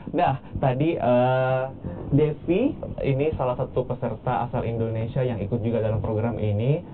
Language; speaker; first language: Indonesian; native; Indonesian